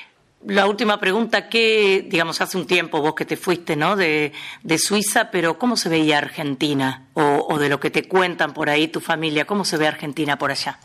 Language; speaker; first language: Spanish; native; Spanish